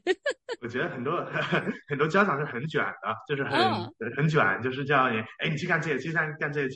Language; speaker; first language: Chinese; early bilingual, heritage; Chinese